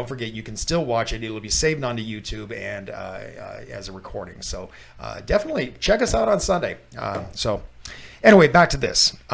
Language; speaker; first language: English; native; English